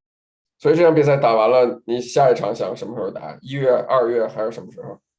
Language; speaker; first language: Chinese; native; Chinese